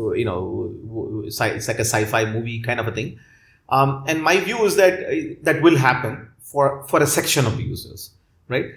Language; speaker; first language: English; non-native, local second language; Tamil